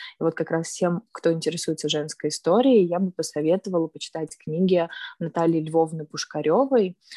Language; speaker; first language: Russian; native; Russian